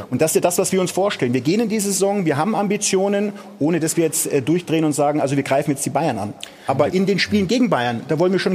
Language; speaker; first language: German; native; German